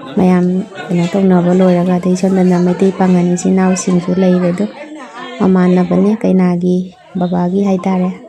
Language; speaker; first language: Manipuri; native; Manipuri